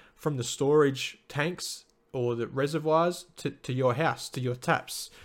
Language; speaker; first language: English; native; English